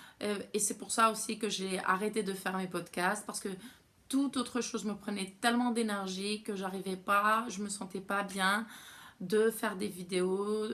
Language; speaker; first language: French; non-native, fluent; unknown